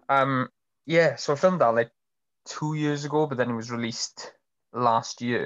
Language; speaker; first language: English; native; English